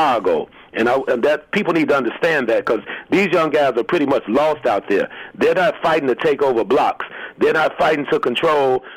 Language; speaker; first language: English; native; English